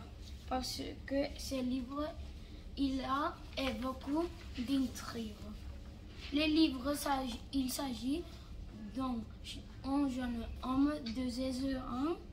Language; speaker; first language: French; non-native, learner; Catalan